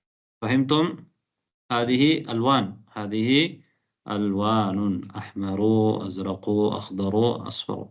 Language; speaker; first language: Arabic; non-native, fluent; Tamil